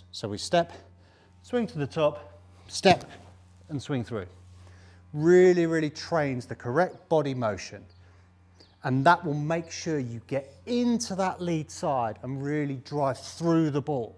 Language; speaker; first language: English; native; English